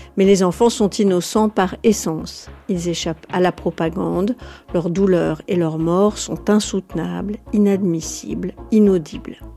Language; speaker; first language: French; native; French